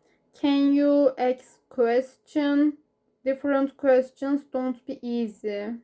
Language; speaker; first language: English; non-native, learner; Turkish